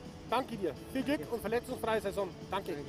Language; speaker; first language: German; native; German